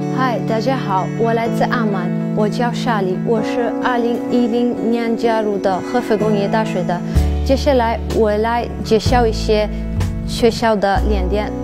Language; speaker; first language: Chinese; non-native, fluent; Arabic